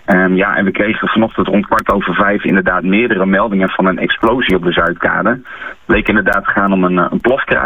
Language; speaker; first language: Dutch; native; Dutch